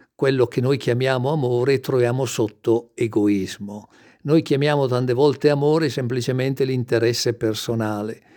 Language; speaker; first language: Italian; native; Italian